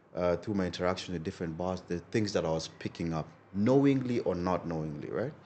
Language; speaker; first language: English; non-native, local second language; Luo (Kenya and Tanzania)